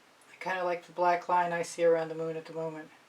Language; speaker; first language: English; native; English